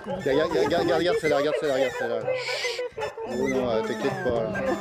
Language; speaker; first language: French; native; French